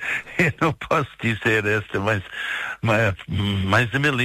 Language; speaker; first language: Portuguese; non-native, fluent; English